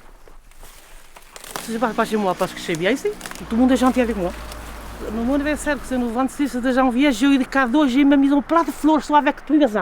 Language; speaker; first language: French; non-native, learner; Portuguese